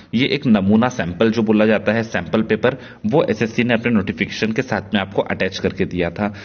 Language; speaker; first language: Hindi; non-native, local second language; Marathi